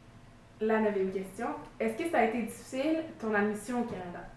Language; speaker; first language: French; native; French